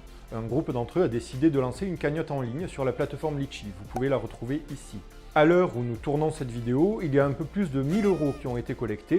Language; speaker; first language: French; native; French